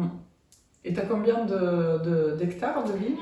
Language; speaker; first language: French; non-native, fluent; Russian